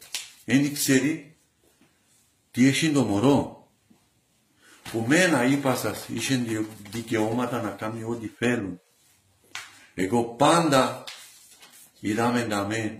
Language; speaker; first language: Greek; non-native, learner; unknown